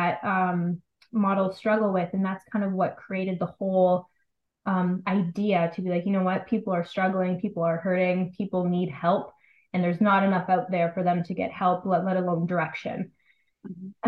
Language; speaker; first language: English; native; English